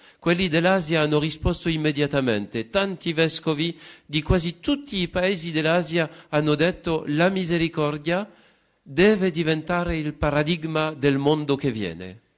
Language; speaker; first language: Italian; non-native, fluent; French